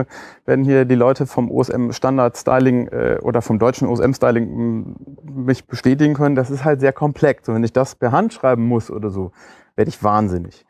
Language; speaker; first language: German; native; German